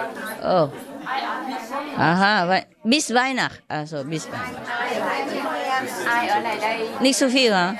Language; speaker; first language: German; non-native, learner; Vietnamese